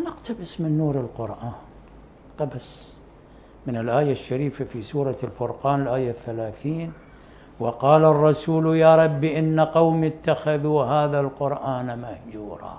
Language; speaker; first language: Arabic; native; Arabic